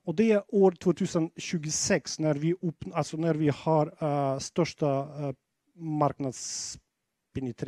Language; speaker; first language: Swedish; non-native, fluent; Russian